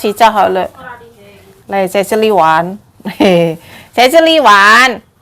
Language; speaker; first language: Chinese; non-native, learner; Javanese